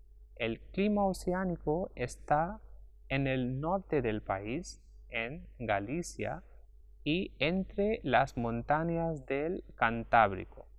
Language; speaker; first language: Spanish; non-native, fluent; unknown